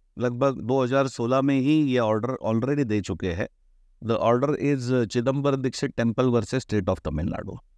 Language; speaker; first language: Hindi; non-native, local second language; Marathi